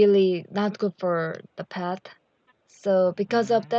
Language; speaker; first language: English; non-native, learner; Korean